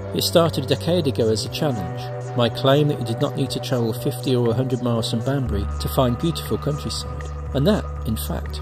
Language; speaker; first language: English; native; English